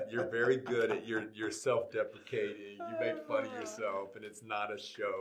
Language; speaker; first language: English; native; English